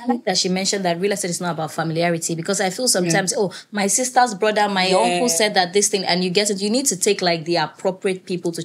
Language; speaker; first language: English; native; English